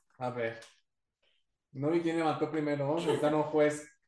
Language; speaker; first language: Spanish; native; Spanish